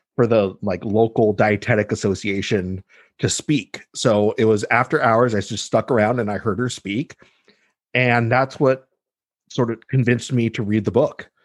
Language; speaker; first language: English; native; English